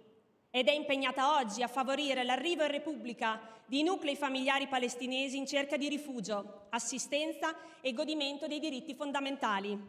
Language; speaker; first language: Italian; native; Italian